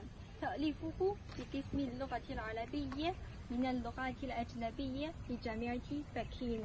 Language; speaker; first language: Arabic; non-native, learner; Chinese